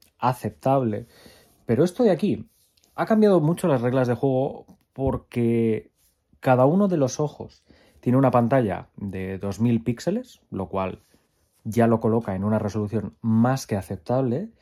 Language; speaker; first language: Spanish; native; Spanish